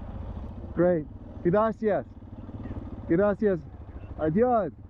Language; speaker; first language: Spanish; non-native, learner; English